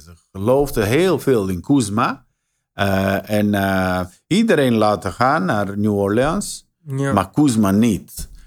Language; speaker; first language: Dutch; non-native, fluent; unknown